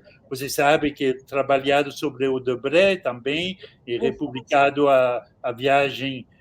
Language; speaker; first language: Portuguese; non-native, fluent; French